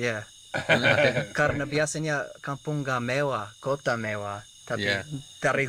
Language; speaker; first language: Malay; non-native, learner; English